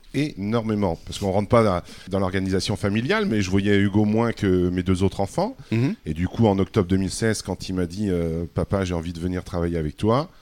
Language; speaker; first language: French; native; French